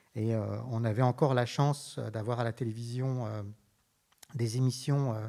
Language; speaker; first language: French; native; French